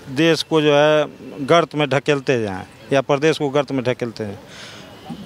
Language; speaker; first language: Hindi; native; Hindi